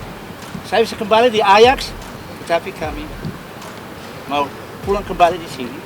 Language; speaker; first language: Indonesian; non-native, learner; Dutch